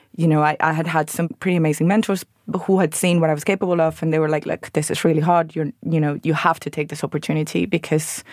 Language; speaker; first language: English; non-native, fluent; Spanish